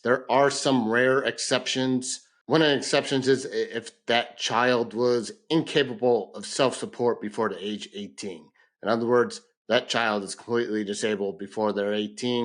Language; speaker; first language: English; native; English